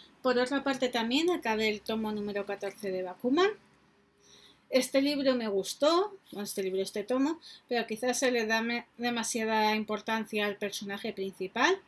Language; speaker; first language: Spanish; native; Spanish